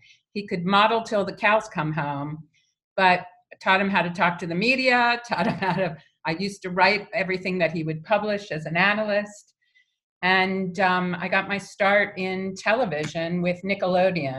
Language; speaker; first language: English; native; English